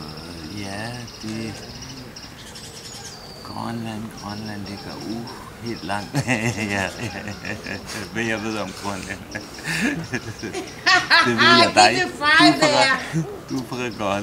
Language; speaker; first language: Danish; non-native, learner; Turkish